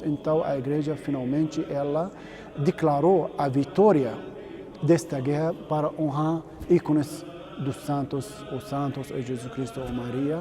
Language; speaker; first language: Portuguese; non-native, learner; Arabic